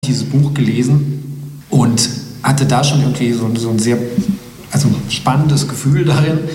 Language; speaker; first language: German; early bilingual, other home language; Slovenian